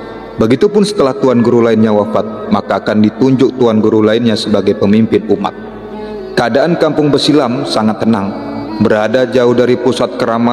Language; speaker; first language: Indonesian; native; Indonesian